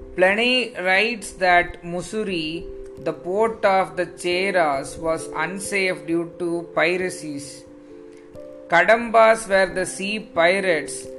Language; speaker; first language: English; non-native, local second language; Tamil